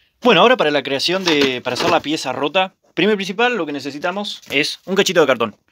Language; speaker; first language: Spanish; native; Spanish